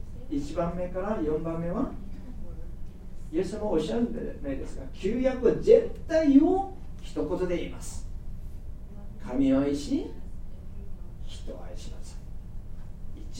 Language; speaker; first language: Japanese; non-native, fluent; Korean